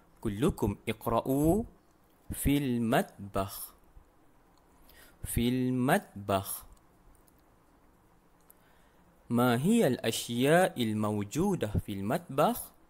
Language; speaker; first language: Arabic; non-native, fluent; Malay